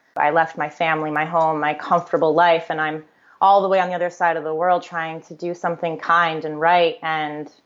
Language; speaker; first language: English; native; English